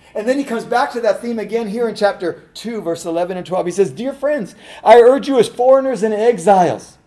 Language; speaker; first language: English; native; English